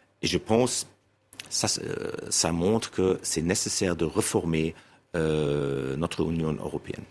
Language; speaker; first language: French; non-native, fluent; German